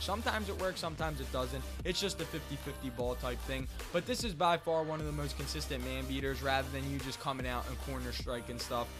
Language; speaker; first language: English; native; English